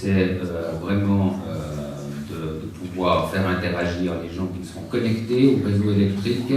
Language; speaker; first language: French; native; French